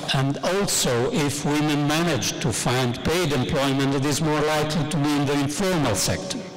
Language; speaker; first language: English; non-native, fluent; Italian